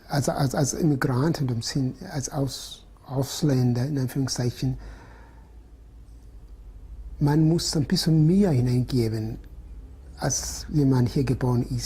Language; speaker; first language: German; non-native, fluent; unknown